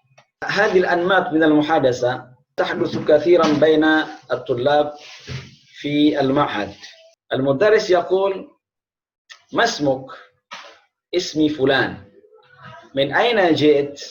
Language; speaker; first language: Arabic; non-native, fluent; Indonesian